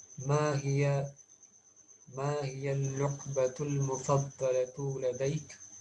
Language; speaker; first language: Arabic; non-native, fluent; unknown